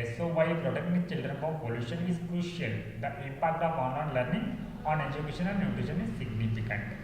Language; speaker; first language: English; non-native, local second language; Kannada